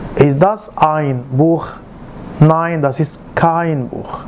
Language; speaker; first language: German; non-native, fluent; Arabic